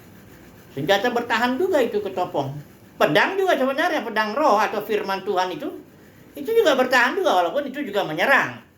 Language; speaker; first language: Indonesian; native; Indonesian